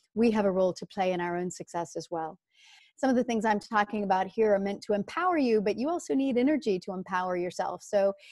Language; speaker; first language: English; native; English